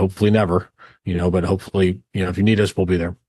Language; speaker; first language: English; native; English